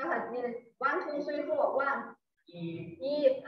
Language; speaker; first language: English; non-native, learner; Chinese